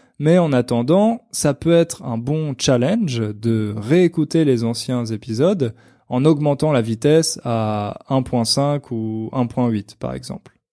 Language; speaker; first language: French; native; French